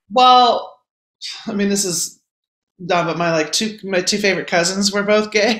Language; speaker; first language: English; native; English